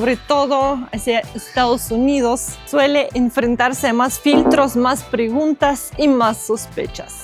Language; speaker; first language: Spanish; non-native, fluent; Russian